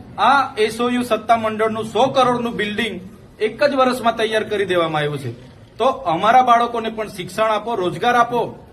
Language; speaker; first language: Gujarati; non-native, local second language; Vasavi